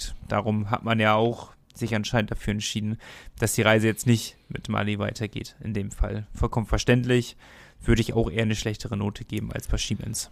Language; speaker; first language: German; native; German